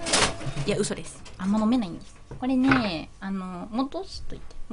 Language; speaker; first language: Japanese; native; Japanese